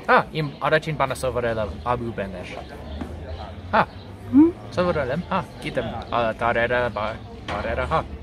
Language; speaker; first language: Armenian; non-native, learner; English